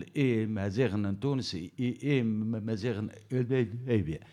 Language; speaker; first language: French; non-native, learner; Berber languages